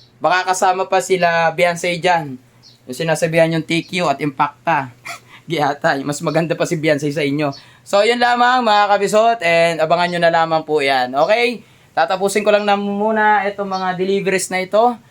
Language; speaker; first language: Filipino; native; Filipino